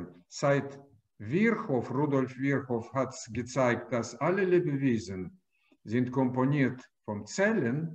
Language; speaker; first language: German; non-native, fluent; Russian